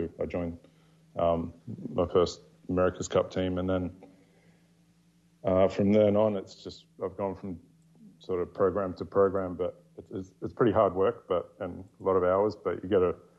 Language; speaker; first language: English; native; English